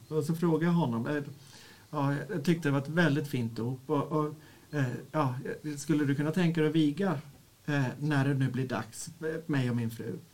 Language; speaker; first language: Swedish; native; Swedish